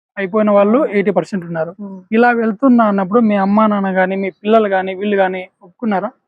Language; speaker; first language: Telugu; native; Telugu